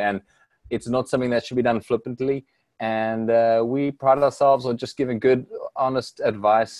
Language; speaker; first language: English; native; English